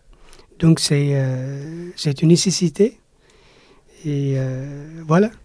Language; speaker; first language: French; non-native, fluent; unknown